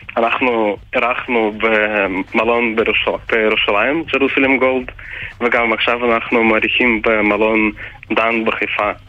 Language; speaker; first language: Hebrew; non-native, fluent; Russian